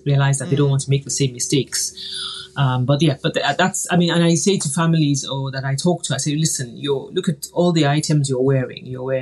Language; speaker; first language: English; non-native, local second language; Yoruba